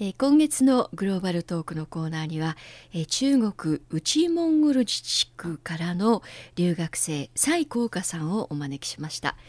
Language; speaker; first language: Japanese; native; Japanese